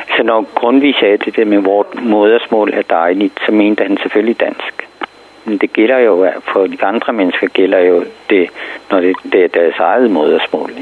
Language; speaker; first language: Danish; non-native, fluent; Urdu